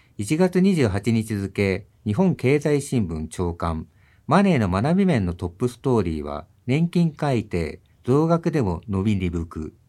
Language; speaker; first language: Japanese; native; Japanese